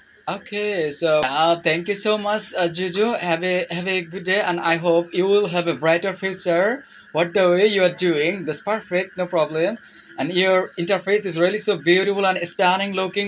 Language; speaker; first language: English; non-native, learner; Bangla